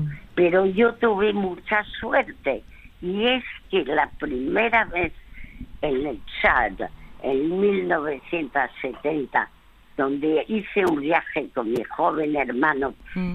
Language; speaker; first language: Spanish; non-native, fluent; French